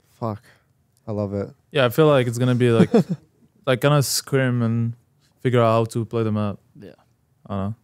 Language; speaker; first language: English; non-native, fluent; Arabic